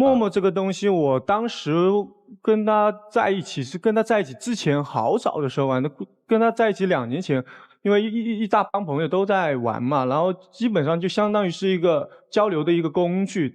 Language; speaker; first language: Chinese; native; Chinese